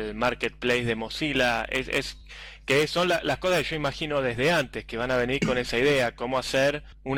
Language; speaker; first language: Spanish; native; Spanish